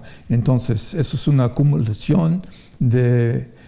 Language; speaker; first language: Spanish; non-native, fluent; English